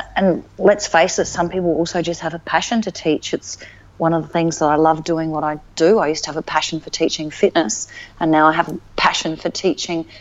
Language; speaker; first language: English; native; English